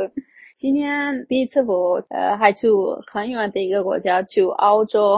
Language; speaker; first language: Chinese; non-native, fluent; Armenian